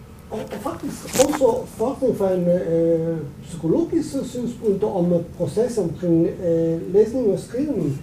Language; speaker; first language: Danish; non-native, fluent; Italian